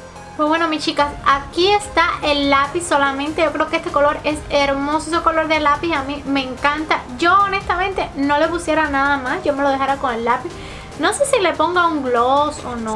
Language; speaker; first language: Spanish; native; Spanish